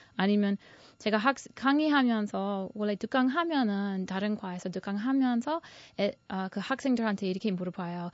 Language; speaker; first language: Korean; non-native, fluent; English